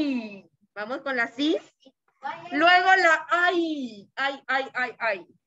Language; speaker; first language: Spanish; native; Spanish